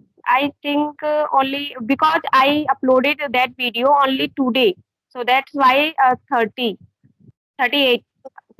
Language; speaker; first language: English; non-native, learner; Hindi